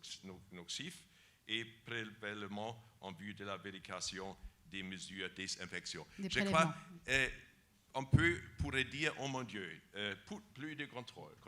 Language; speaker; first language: French; non-native, fluent; German